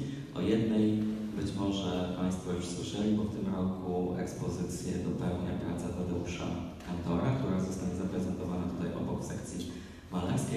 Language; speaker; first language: Polish; native; Polish